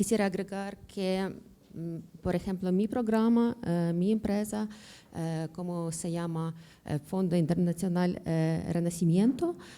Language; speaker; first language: Spanish; non-native, learner; Ukrainian